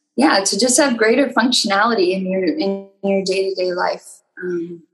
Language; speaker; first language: English; native; English